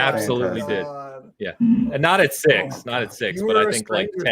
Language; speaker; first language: English; native; English